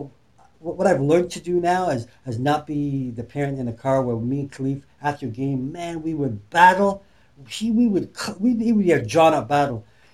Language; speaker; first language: English; native; English